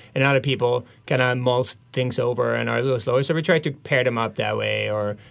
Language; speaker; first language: English; non-native, fluent; Swedish